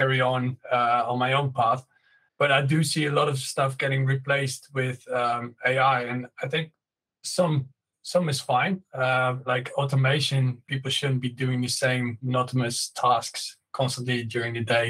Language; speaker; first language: English; non-native, fluent; Dutch